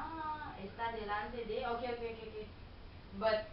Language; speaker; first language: Spanish; non-native, learner; Bulgarian